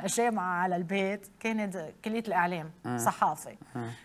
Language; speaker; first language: Arabic; native; Arabic